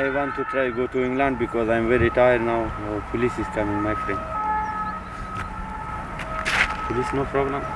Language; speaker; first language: English; non-native, learner; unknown